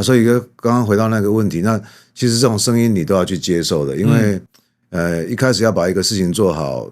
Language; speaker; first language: Chinese; native; Chinese